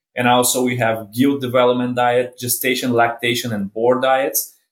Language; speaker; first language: English; non-native, fluent; Portuguese